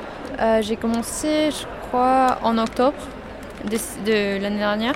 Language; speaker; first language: French; non-native, fluent; Spanish